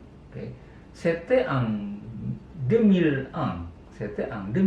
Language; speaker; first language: French; non-native, fluent; Indonesian